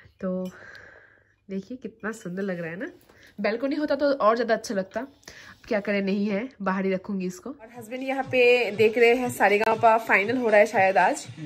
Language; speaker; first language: Hindi; non-native, local second language; Bangla